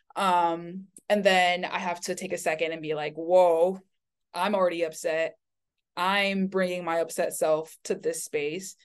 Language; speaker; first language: English; early bilingual, other home language; Chinese